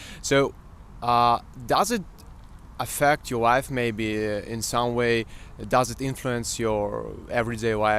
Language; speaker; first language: English; non-native, fluent; Russian